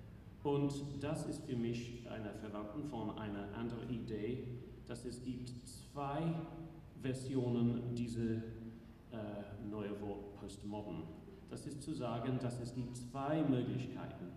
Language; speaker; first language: German; non-native, learner; English